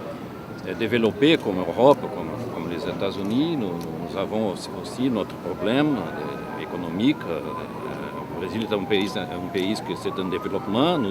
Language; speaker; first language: French; non-native, fluent; Portuguese